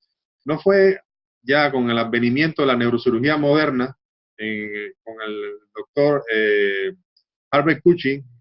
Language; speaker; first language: Spanish; native; Spanish